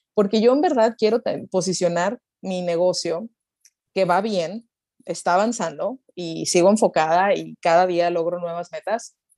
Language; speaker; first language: Spanish; native; Spanish